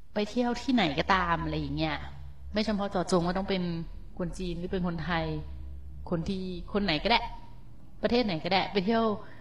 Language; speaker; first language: Thai; native; Thai